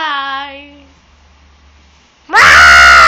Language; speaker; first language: Greek; native; Greek